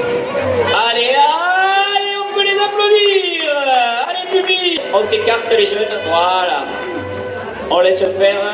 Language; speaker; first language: French; native; French